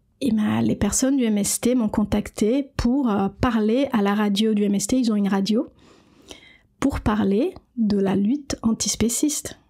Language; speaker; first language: French; non-native, fluent; Portuguese